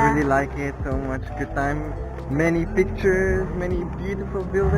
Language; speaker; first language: English; non-native, fluent; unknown